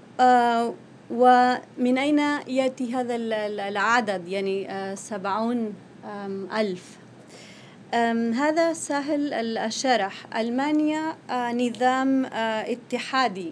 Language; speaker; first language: Arabic; non-native, fluent; Spanish